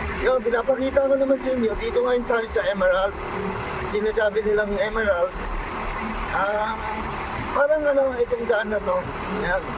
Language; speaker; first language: Filipino; non-native, local second language; Iloko